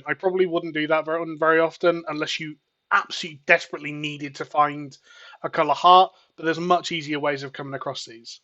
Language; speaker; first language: English; native; English